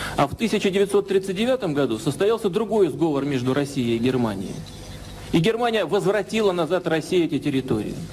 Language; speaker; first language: Russian; native; Russian